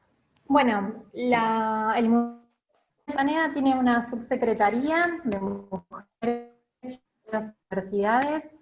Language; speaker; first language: Spanish; native; Spanish